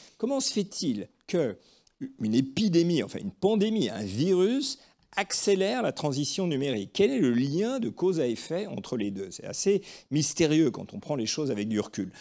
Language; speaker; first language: French; native; French